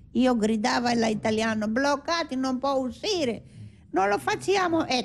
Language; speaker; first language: Italian; non-native, learner; Greek